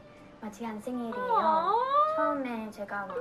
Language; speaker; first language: Korean; non-native, learner; Thai